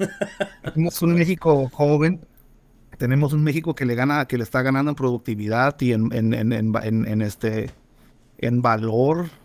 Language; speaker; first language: Spanish; native; Spanish